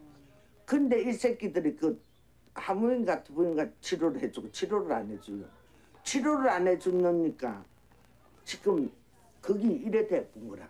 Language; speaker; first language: Korean; native; Korean